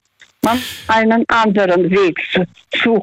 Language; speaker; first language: German; non-native, fluent; Russian